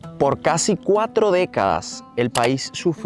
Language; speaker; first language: Spanish; native; Spanish